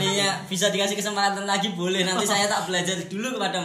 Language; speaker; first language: Indonesian; native; Indonesian